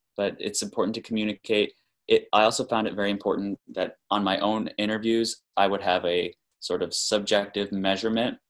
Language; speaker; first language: English; native; English